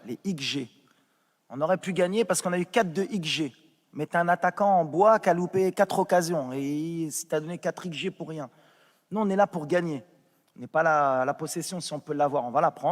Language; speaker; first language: French; native; French